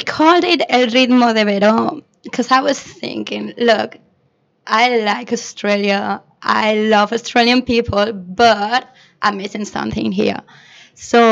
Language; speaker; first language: English; non-native, fluent; Spanish